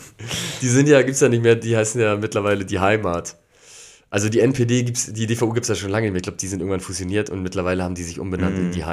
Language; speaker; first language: German; native; German